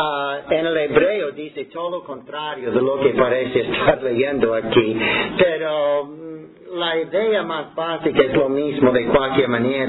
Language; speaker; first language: Spanish; non-native, fluent; English